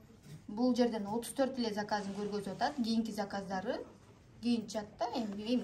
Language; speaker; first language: Kyrgyz; native; Kyrgyz